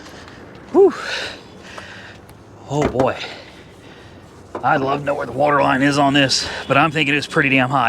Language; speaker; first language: English; native; English